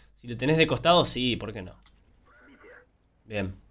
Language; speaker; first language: Spanish; native; Spanish